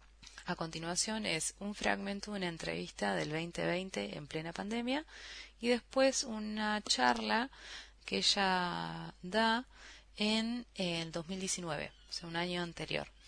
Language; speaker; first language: Spanish; native; Spanish